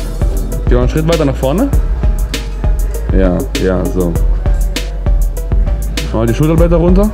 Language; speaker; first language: German; native; German